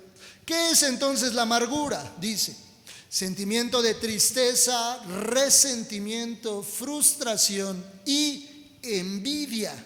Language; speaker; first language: Spanish; native; Spanish